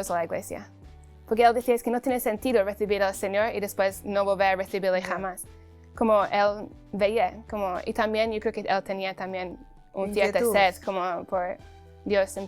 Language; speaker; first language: Spanish; non-native, fluent; English